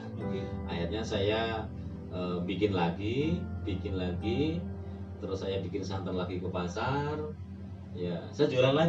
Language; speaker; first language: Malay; non-native, local second language; Javanese